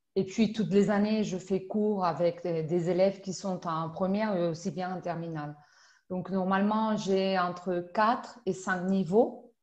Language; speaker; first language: French; non-native, fluent; Spanish